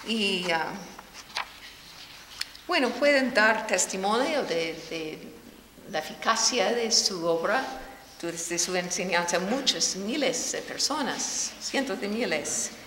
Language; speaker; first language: Spanish; non-native, fluent; English